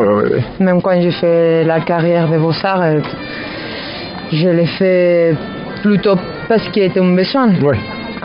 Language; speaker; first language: French; non-native, fluent; Spanish